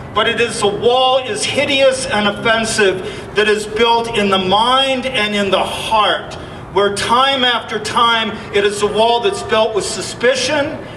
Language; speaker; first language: English; native; English